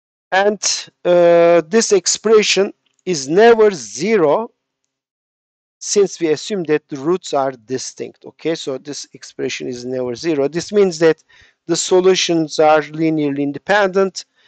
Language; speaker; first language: English; non-native, fluent; Turkish